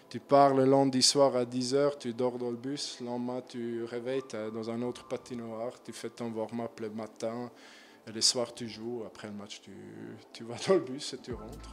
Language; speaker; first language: French; non-native, learner; German